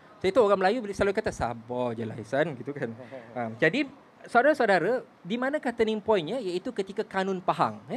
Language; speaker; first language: Malay; native; Malay